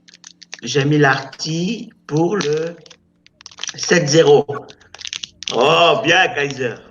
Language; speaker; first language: French; native; French